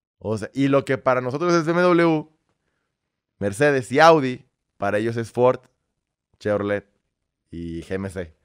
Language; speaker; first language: Spanish; early bilingual, other home language; Russian